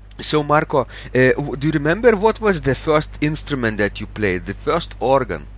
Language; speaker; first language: English; non-native, fluent; Lithuanian